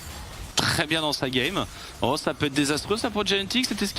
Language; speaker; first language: French; native; French